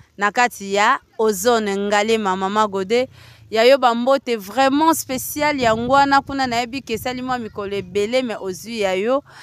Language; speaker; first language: Lingala; native; Lingala